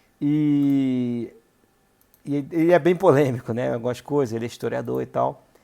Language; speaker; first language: Portuguese; native; Portuguese